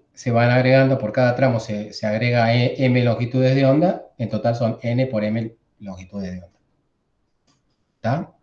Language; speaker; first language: Spanish; native; Spanish